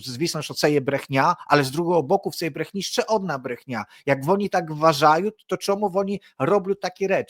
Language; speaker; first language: Polish; non-native, learner; Ukrainian